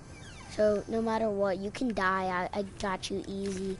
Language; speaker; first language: English; native; English